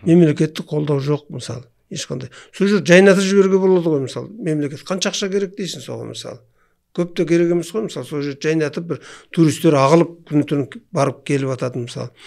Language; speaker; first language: Kazakh; native; Kazakh